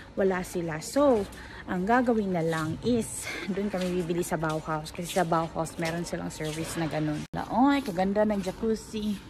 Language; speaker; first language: Filipino; non-native, local second language; Cebuano